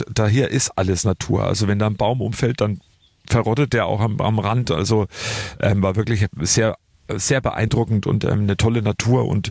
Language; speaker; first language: German; native; German